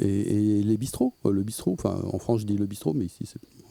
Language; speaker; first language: French; native; French